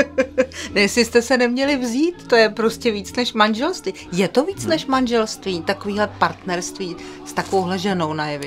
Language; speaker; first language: Czech; native; Czech